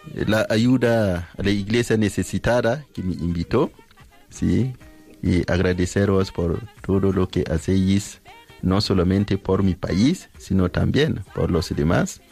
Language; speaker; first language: Spanish; non-native, fluent; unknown